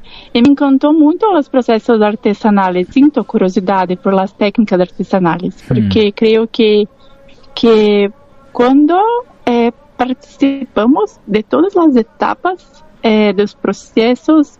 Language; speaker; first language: Spanish; non-native, learner; Portuguese